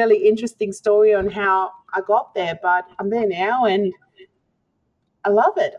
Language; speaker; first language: English; native; English